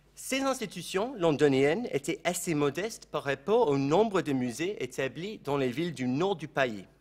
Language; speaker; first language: French; non-native, fluent; English